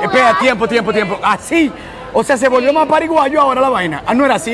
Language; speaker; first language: Spanish; native; Spanish